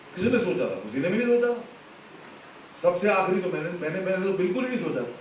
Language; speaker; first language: Hindi; non-native, local second language; Punjabi